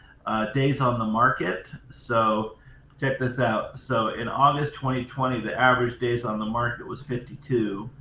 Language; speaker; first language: English; native; English